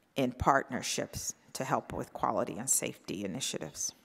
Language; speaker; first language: English; native; English